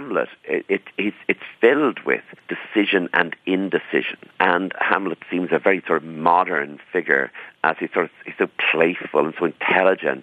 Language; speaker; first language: English; native; English